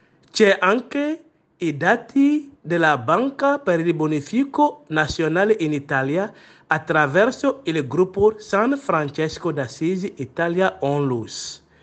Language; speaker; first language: Italian; non-native, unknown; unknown